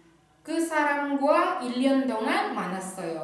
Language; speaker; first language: Korean; non-native, fluent; Indonesian